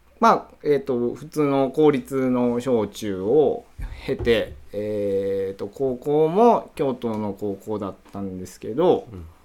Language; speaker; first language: Japanese; native; Japanese